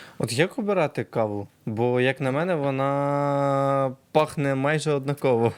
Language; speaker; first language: Ukrainian; native; Ukrainian